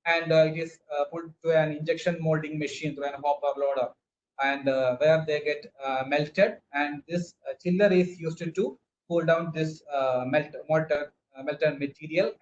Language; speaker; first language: English; non-native, local second language; Malayalam